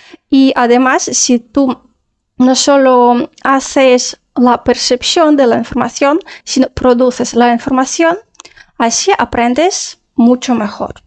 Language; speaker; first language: Spanish; non-native, fluent; Russian